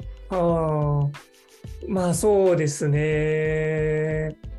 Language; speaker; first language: Japanese; non-native, fluent; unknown